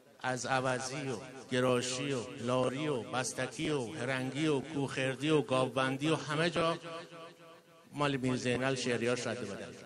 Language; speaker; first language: Persian; non-native, local second language; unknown